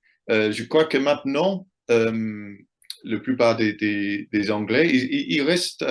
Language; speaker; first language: French; non-native, fluent; English